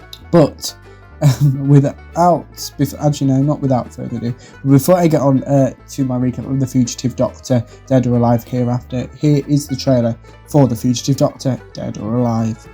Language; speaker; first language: English; native; English